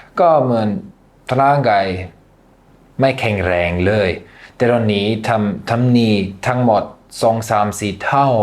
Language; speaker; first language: Thai; non-native, fluent; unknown